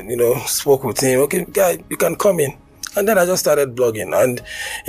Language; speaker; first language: English; non-native, local second language; Yoruba